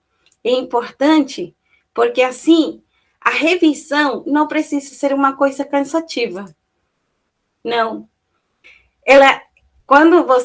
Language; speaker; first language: Portuguese; non-native, fluent; Spanish